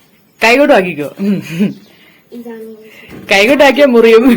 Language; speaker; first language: Malayalam; native; Malayalam